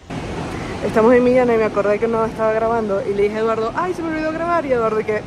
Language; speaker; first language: Spanish; native; Spanish